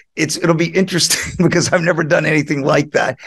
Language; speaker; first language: English; native; English